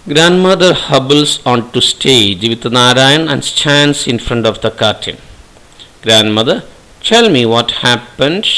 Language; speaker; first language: English; non-native, local second language; Malayalam